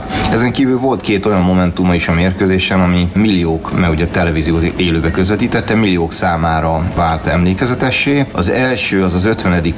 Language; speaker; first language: Hungarian; native; Hungarian